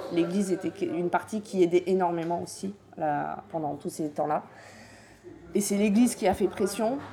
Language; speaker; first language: French; early bilingual, other home language; Polish